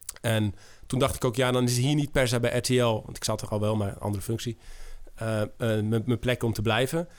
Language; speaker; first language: Dutch; native; Dutch